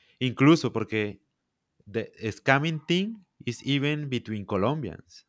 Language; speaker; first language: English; non-native, learner; Spanish